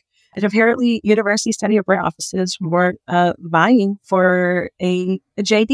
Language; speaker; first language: English; native; English